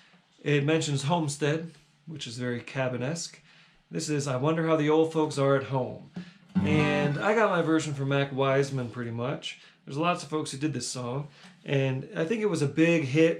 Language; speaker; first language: English; native; English